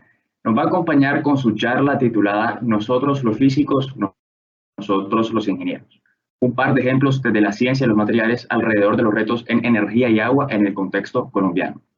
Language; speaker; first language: Spanish; native; Spanish